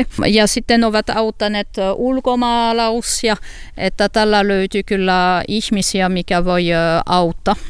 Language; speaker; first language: Finnish; non-native, learner; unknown